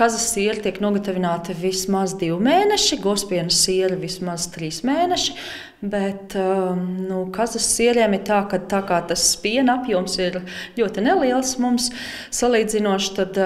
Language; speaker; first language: Latvian; native; Latvian